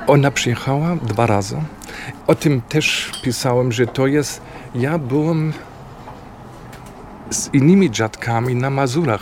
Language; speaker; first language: Polish; non-native, fluent; German